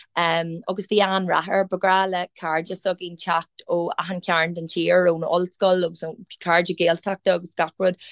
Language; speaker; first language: Irish; non-native, local second language; English